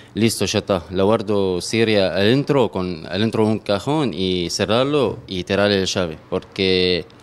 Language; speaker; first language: Spanish; non-native, fluent; Arabic